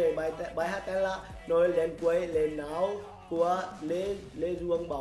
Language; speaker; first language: Vietnamese; non-native, learner; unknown